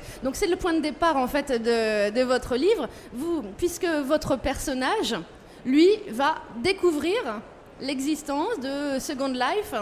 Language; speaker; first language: French; native; French